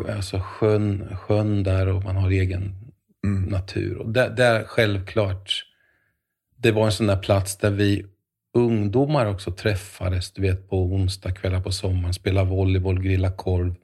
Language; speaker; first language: Swedish; native; Swedish